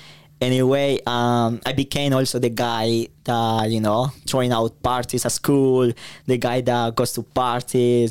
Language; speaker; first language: English; non-native, fluent; Spanish